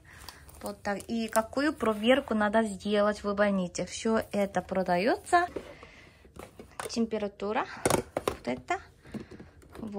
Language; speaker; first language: Russian; non-native, learner; Korean